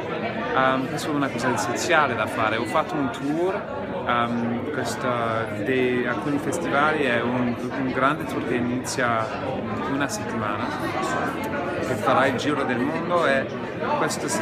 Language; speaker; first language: Italian; non-native, fluent; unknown